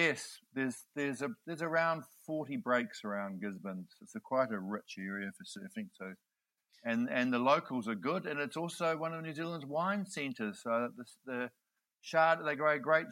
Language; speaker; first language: English; native; English